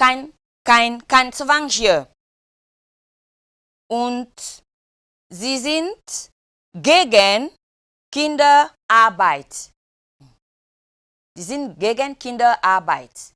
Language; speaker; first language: German; non-native, learner; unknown